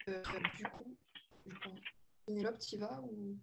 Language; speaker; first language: French; native; French